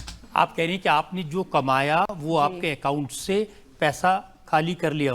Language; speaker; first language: Hindi; native; Hindi